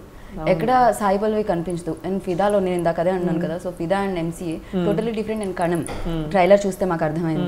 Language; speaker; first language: Telugu; native; Telugu